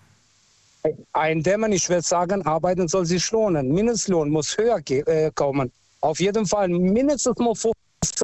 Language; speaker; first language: German; non-native, local second language; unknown